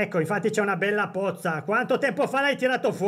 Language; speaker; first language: Italian; native; Italian